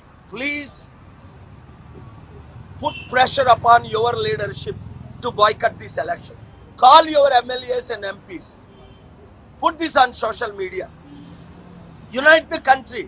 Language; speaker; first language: English; non-native, local second language; Telugu